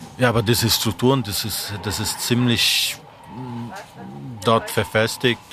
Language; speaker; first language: German; non-native, fluent; Portuguese